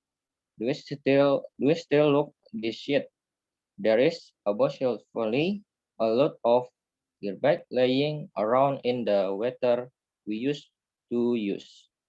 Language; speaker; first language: English; non-native, learner; Indonesian